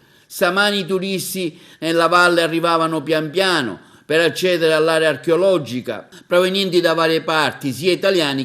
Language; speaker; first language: Italian; native; Italian